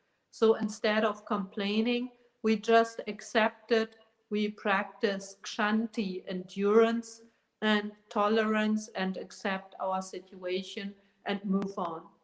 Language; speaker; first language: English; non-native, fluent; German